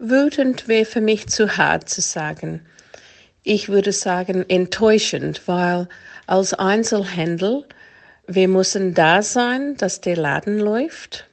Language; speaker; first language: German; non-native, fluent; English